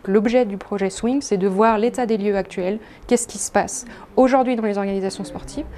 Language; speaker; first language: French; native; French